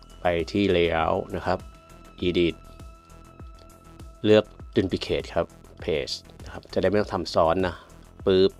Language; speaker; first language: Thai; native; Thai